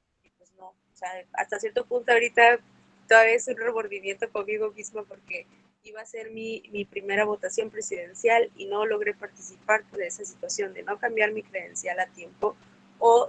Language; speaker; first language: Spanish; native; Spanish